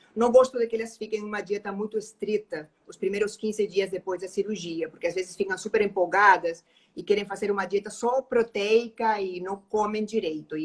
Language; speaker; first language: Portuguese; non-native, fluent; Spanish